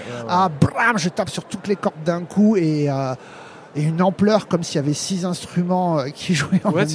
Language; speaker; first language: French; native; French